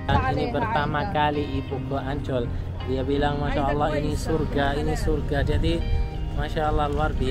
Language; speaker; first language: Indonesian; non-native, learner; Arabic